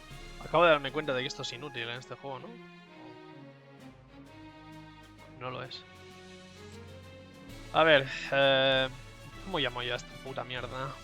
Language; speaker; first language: Spanish; native; Spanish